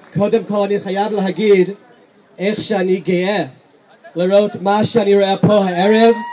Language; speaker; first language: Hebrew; early bilingual, other home language; English